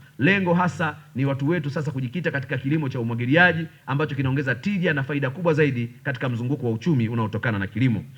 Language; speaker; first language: Swahili; native; Swahili